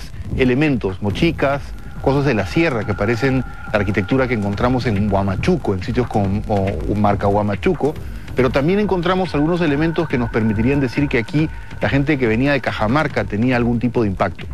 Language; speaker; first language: Spanish; native; Spanish